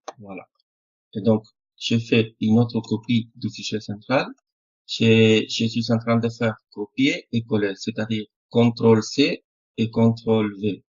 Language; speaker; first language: French; non-native, fluent; Spanish